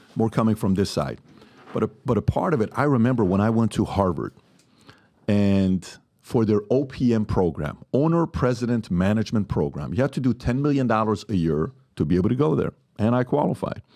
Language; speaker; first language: English; non-native, fluent; Persian